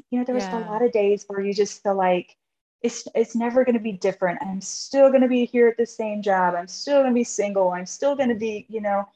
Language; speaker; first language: English; native; English